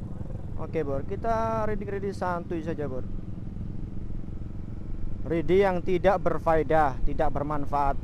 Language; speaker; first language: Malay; non-native, local second language; Javanese